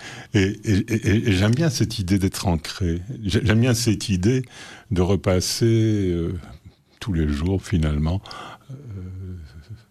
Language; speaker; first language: French; native; French